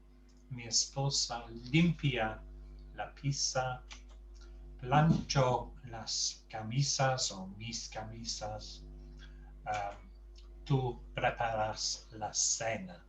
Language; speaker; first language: Spanish; non-native, learner; English